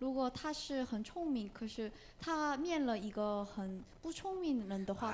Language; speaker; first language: Chinese; non-native, learner; Korean